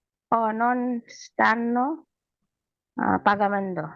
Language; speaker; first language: Italian; non-native, learner; Bangla